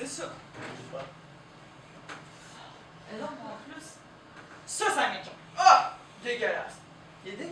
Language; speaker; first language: French; native; French